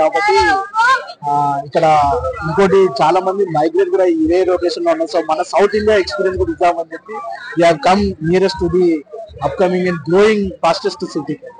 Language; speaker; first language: Telugu; native; Telugu